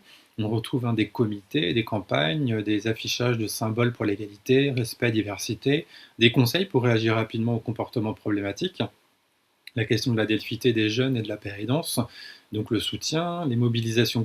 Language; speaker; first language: French; native; French